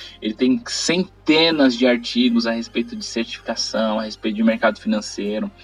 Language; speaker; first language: Portuguese; native; Portuguese